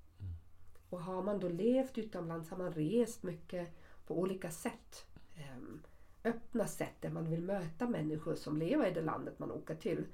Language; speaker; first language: Swedish; early bilingual, other home language; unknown